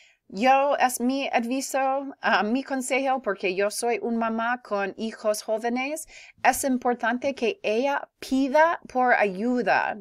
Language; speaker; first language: Spanish; non-native, fluent; English